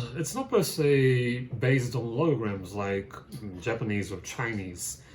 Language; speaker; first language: English; non-native, fluent; Portuguese